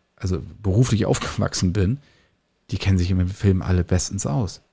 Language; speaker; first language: German; native; German